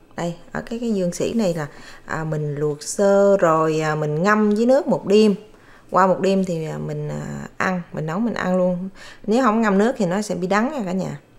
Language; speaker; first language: Vietnamese; native; Vietnamese